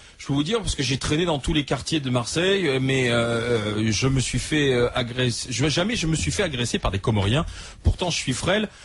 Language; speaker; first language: French; native; French